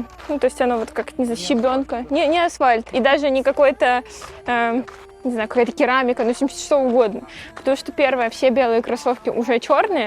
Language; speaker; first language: Russian; native; Russian